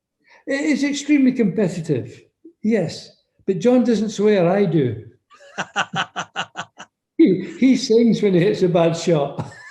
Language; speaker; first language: English; native; English